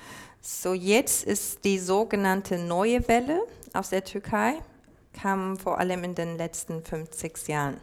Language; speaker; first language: German; non-native, fluent; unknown